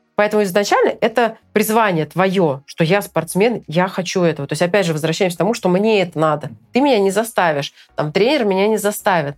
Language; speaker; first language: Russian; native; Russian